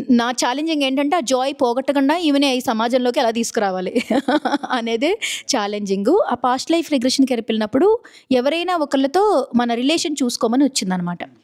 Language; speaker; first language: Telugu; native; Telugu